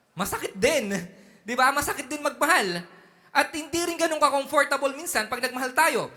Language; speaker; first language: Filipino; native; Filipino